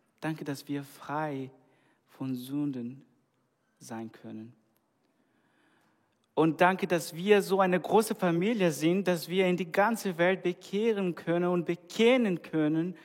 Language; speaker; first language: German; non-native, fluent; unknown